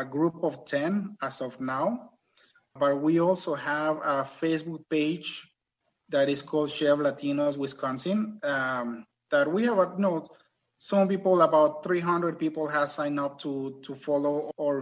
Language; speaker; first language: English; non-native, fluent; Spanish